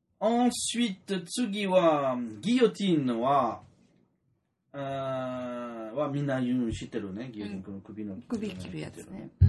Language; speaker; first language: Japanese; non-native, learner; French